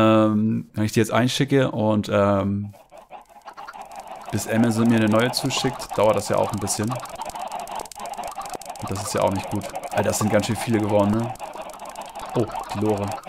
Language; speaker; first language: German; native; German